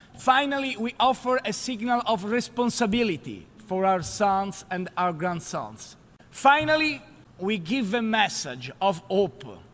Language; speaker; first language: English; non-native, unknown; Italian